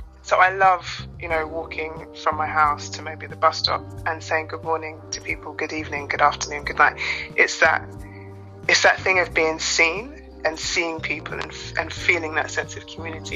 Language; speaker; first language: English; native; English